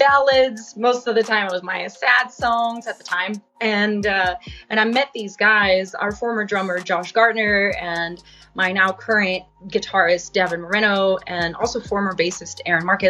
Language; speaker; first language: English; non-native, fluent; French